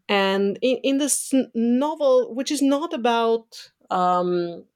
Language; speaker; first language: English; non-native, fluent; Romanian